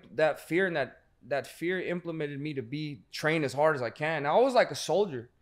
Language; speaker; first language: English; native; English